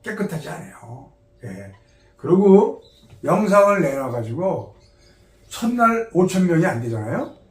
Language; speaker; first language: Korean; native; Korean